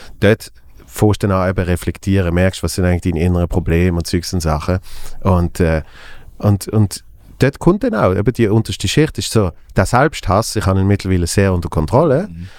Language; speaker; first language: German; native; German